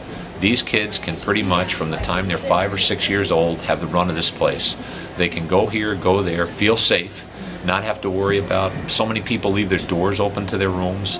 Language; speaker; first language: English; native; English